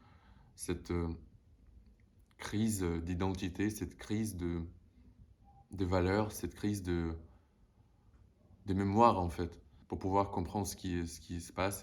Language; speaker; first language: French; non-native, fluent; Russian